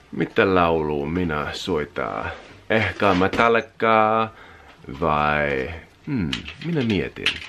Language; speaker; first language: Finnish; non-native, learner; English